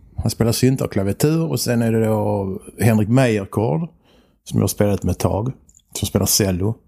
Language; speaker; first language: Swedish; native; Swedish